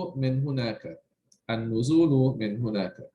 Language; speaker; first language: Arabic; non-native, fluent; English